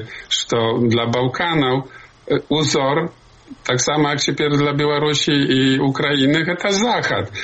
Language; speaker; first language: Polish; non-native, learner; Belarusian